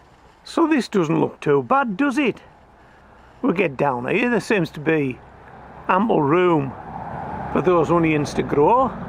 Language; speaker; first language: English; native; English